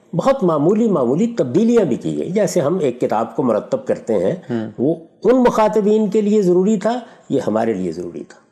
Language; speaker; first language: Urdu; non-native, local second language; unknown